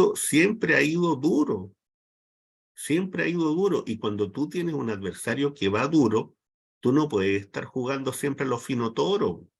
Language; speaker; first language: Spanish; native; Spanish